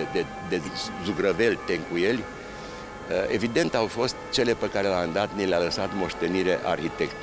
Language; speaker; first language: Romanian; native; Romanian